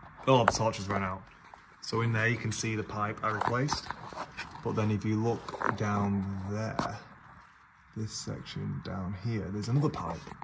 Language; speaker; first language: English; native; English